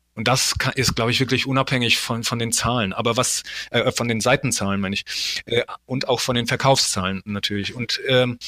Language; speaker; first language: German; early bilingual, other home language; Polish